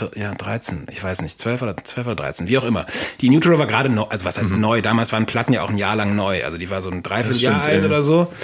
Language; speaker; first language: German; native; German